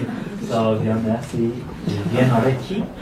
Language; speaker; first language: French; non-native, learner; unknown